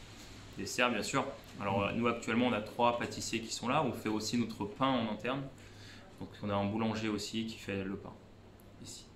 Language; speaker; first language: French; native; French